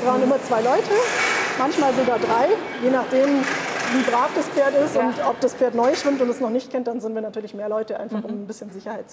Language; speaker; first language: German; native; German